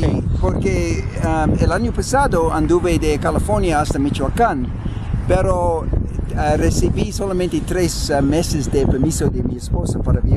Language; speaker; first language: Spanish; non-native, fluent; English